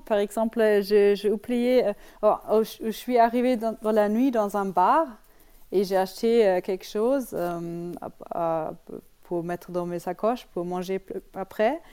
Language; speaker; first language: French; non-native, learner; German